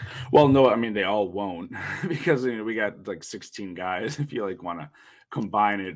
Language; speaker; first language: English; native; English